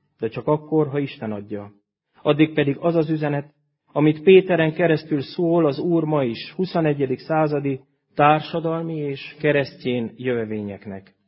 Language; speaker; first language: Hungarian; native; Hungarian